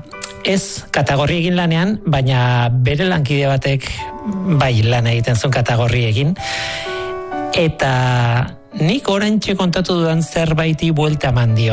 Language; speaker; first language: Basque; native; Basque